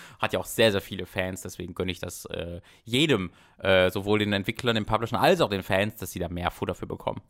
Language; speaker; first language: German; native; German